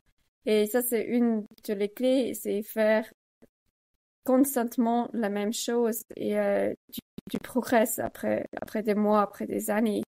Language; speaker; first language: French; non-native, learner; Swiss German